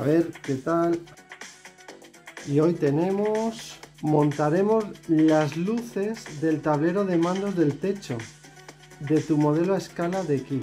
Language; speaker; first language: Spanish; native; Spanish